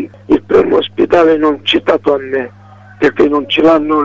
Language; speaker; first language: Italian; non-native, learner; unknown